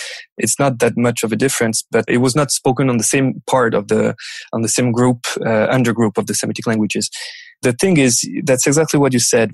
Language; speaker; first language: English; non-native, fluent; French